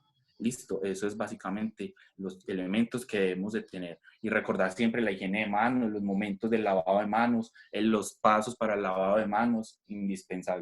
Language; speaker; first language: Spanish; native; Spanish